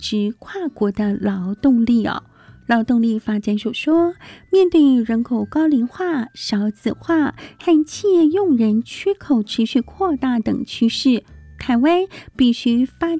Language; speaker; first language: Chinese; native; Chinese